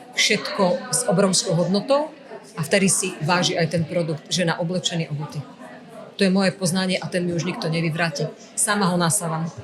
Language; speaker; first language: Slovak; native; Slovak